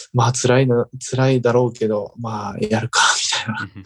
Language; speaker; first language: Japanese; native; Japanese